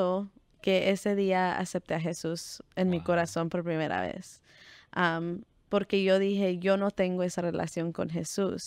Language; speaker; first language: Spanish; early bilingual, heritage; Spanish